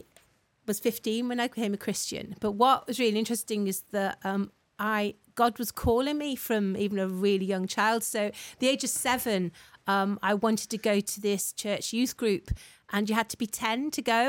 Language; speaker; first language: English; native; English